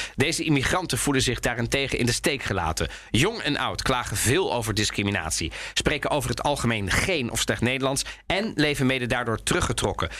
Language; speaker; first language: Dutch; early bilingual, other home language; Italian